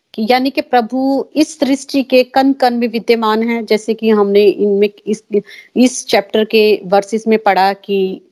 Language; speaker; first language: Hindi; native; Hindi